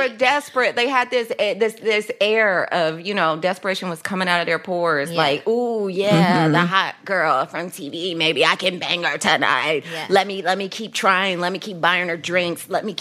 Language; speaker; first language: English; native; English